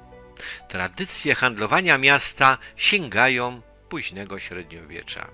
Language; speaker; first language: Polish; native; Polish